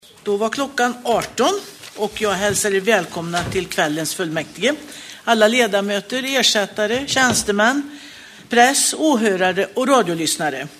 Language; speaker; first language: Swedish; native; Swedish